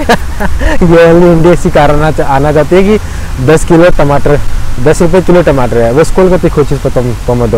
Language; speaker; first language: Russian; non-native, learner; Hindi